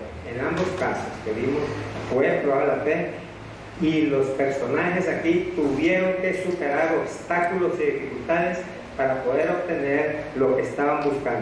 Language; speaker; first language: Spanish; native; Spanish